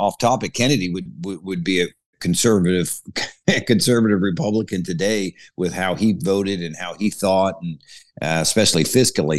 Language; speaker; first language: English; native; English